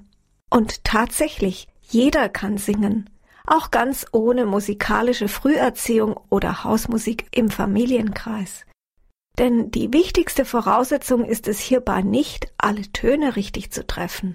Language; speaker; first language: German; native; German